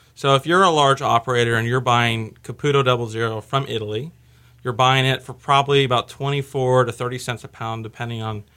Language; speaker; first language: English; native; English